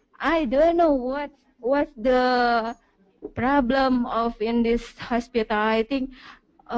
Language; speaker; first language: English; non-native, learner; Indonesian